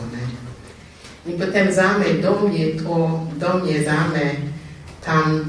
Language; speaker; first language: Slovenian; non-native, fluent; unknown